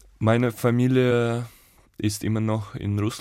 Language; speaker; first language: German; non-native, fluent; Russian